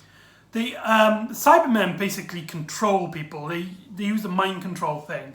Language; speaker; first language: English; native; English